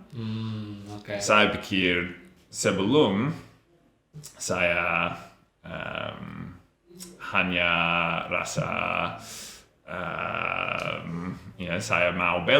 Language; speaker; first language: Indonesian; non-native, learner; English